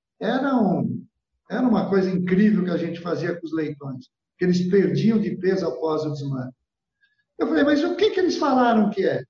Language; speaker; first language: Portuguese; early bilingual, other home language; Italian